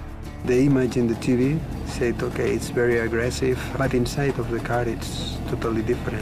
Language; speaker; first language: English; non-native, learner; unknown